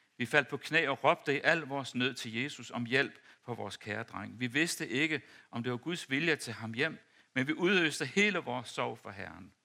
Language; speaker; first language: Danish; native; Danish